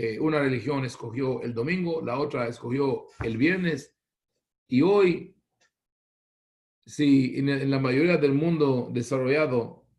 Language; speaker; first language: Spanish; non-native, fluent; Hebrew